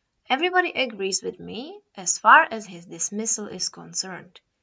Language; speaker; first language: English; non-native, fluent; Czech